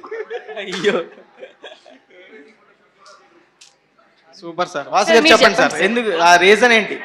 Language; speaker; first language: Telugu; native; Telugu